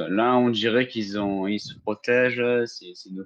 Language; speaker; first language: French; native; French